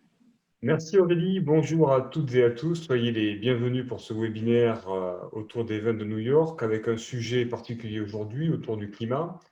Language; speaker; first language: French; native; French